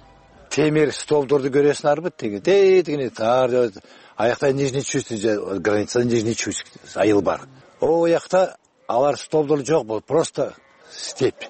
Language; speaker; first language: Kyrgyz; non-native, local second language; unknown